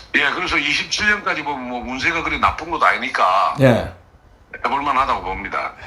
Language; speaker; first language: Korean; native; Korean